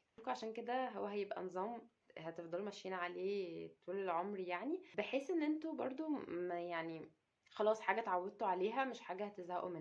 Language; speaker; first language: Arabic; native; Arabic